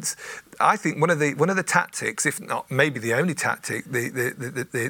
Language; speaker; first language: English; native; English